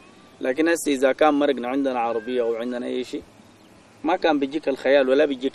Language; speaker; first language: Arabic; native; Arabic